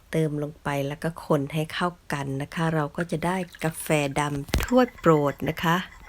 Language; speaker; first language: Thai; native; Thai